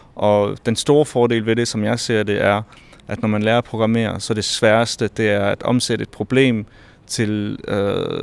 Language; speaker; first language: Danish; early bilingual, other home language; French